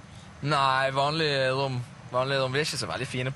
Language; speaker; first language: Norwegian; native; Norwegian